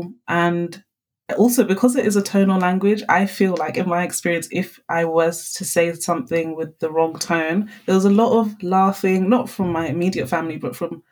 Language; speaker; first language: English; non-native, local second language; Akan